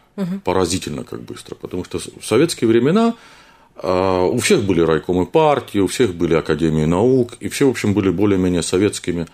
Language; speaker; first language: Russian; native; Russian